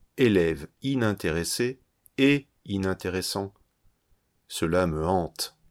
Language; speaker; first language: French; native; French